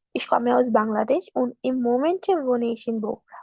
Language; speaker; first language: German; non-native, learner; Bangla